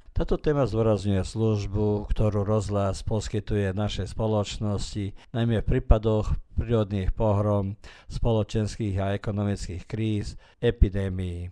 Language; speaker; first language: Slovak; early bilingual, heritage; Slovak